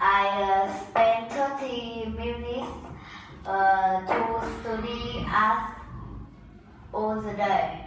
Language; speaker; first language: English; non-native, learner; Vietnamese